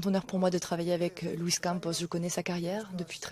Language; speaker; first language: French; native; French